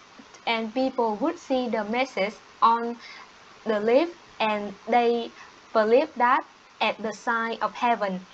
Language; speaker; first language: English; non-native, learner; Vietnamese